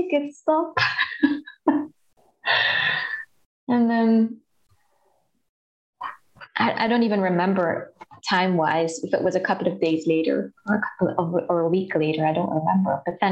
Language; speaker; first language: English; non-native, fluent; Dutch